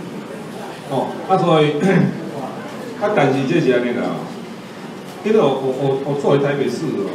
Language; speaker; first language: Chinese; native; Chinese